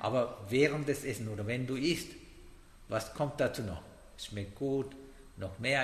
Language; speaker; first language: German; non-native, learner; Sinhala